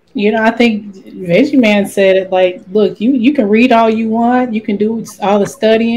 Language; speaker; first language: English; native; English